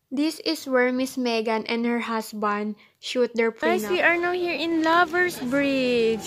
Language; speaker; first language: English; non-native, fluent; Filipino